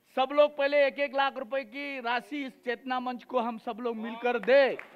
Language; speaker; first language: Hindi; native; Hindi